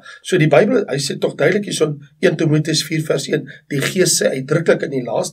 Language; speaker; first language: Afrikaans; native; Afrikaans